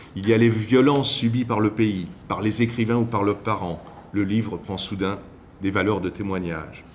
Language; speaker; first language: French; native; French